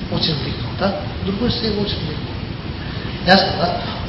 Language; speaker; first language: Russian; non-native, learner; Tibetan